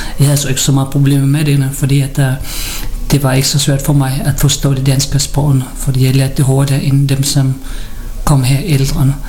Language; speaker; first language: Danish; early bilingual, other home language; Filipino